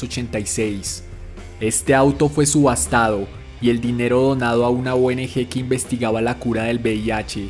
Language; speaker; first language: Spanish; native; Spanish